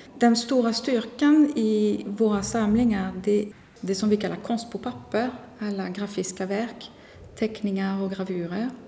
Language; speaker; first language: Swedish; non-native, fluent; French